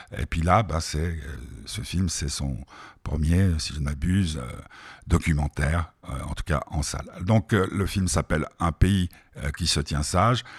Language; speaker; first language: French; native; French